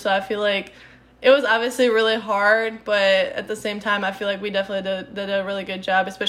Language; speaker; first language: English; non-native, fluent; Czech